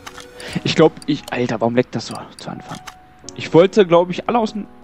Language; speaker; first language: German; native; German